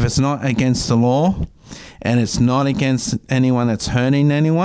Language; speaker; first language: English; native; English